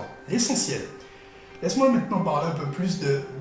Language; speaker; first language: French; native; French